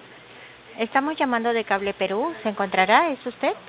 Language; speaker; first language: Spanish; native; Spanish